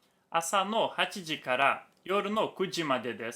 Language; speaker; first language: Japanese; non-native, fluent; Portuguese